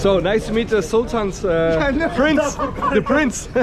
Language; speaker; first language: English; non-native, fluent; German